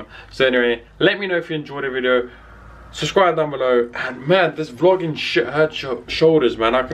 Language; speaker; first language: English; native; English